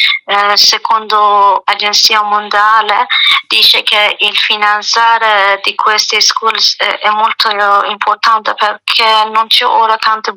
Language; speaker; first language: Italian; non-native, learner; Persian